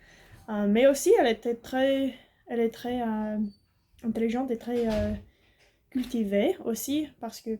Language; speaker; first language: French; non-native, learner; English